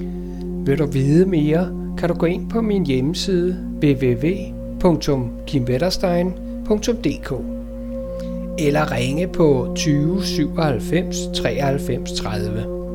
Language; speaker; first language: Danish; native; Danish